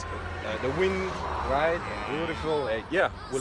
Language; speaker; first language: English; non-native, learner; Tajik